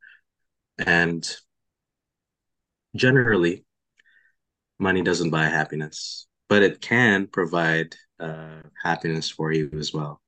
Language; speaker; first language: English; non-native, local second language; Filipino